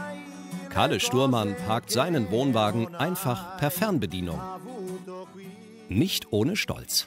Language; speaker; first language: German; native; German